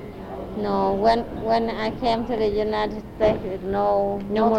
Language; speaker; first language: English; non-native, learner; Vietnamese